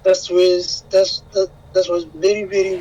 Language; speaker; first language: English; non-native, learner; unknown